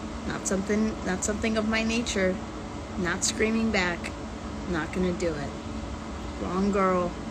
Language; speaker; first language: English; native; English